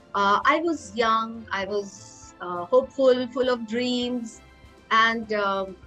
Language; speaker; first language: English; non-native, local second language; Hindi